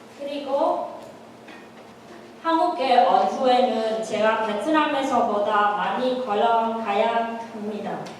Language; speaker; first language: Korean; non-native, learner; Vietnamese